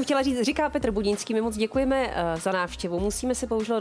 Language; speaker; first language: Czech; native; Czech